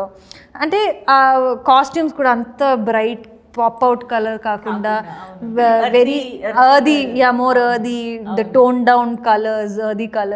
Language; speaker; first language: Telugu; non-native, learner; Kannada